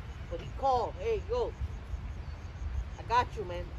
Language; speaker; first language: English; early bilingual, other home language; Spanish